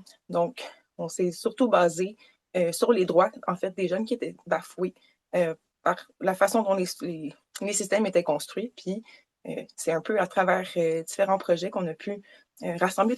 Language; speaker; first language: French; native; French